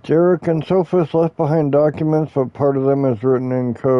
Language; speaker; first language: English; native; English